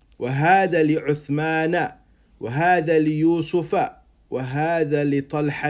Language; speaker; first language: Arabic; non-native, fluent; English